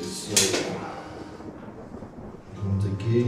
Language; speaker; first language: Portuguese; non-native, local second language; German